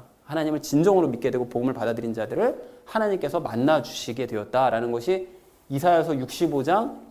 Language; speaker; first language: Korean; native; Korean